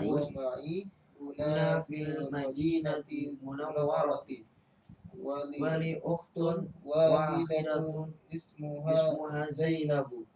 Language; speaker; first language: Arabic; non-native, learner; Indonesian